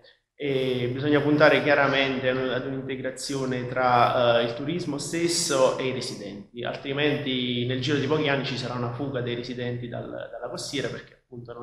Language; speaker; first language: Italian; native; Italian